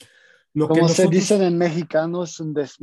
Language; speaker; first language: Spanish; non-native, fluent; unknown